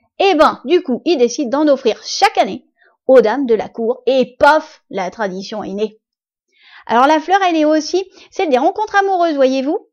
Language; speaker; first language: French; native; French